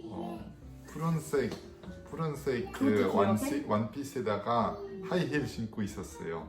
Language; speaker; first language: Korean; non-native, fluent; French